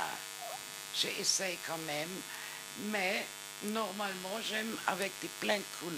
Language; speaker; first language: French; non-native, fluent; German